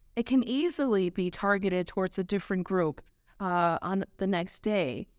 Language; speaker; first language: English; native; English